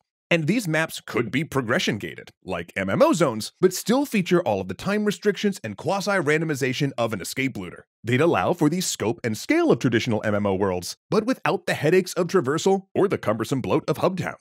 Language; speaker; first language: English; native; English